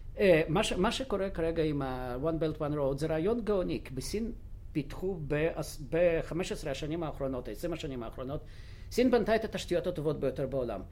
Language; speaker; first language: Hebrew; non-native, fluent; Russian